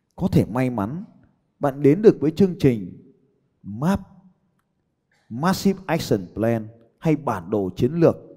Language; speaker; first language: Vietnamese; native; Vietnamese